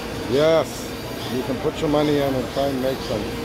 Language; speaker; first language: English; native; English